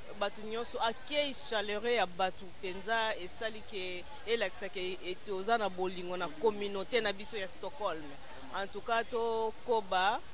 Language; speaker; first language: Lingala; non-native, local second language; Kongo